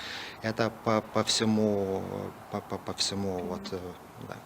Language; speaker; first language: Russian; non-native, fluent; Lithuanian